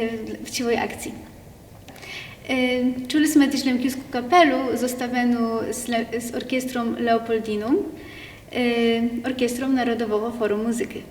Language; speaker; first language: Polish; non-native, local second language; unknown